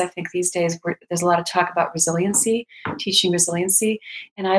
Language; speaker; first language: English; native; English